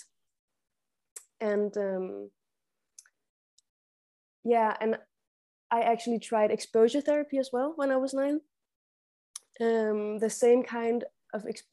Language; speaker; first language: English; non-native, fluent; Danish